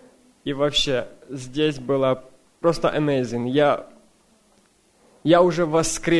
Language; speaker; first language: Russian; early bilingual, other home language; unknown